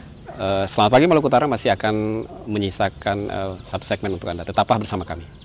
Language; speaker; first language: Indonesian; native; Indonesian